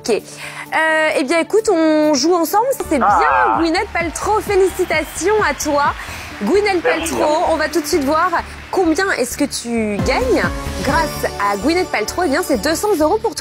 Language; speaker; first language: French; native; French